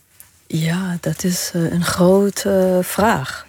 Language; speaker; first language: Dutch; non-native, fluent; Arabic